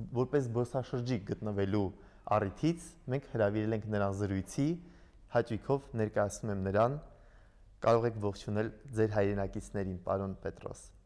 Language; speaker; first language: Armenian; native; Armenian